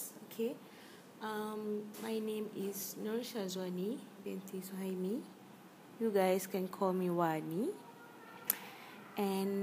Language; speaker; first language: English; non-native, learner; Malay